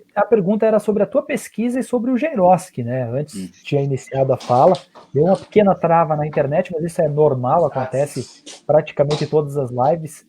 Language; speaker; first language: Portuguese; native; Portuguese